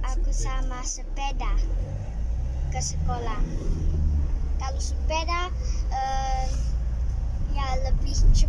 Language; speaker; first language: Indonesian; early bilingual, heritage; Indonesian